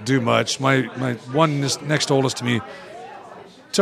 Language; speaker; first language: English; native; English